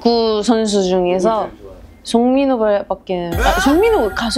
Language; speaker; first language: Korean; non-native, fluent; Arabic